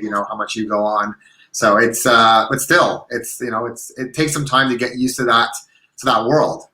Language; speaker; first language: English; native; English